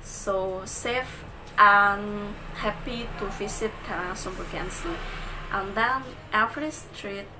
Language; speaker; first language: English; non-native, learner; Balinese